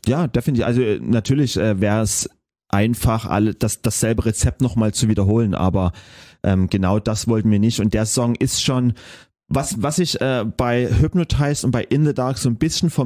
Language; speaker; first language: German; native; German